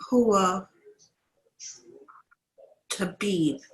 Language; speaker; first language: Arabic; non-native, learner; English